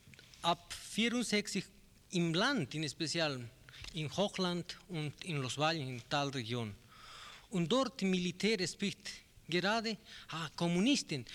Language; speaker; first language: German; non-native, learner; Spanish